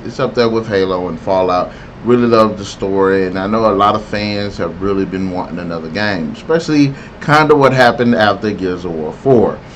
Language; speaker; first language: English; native; English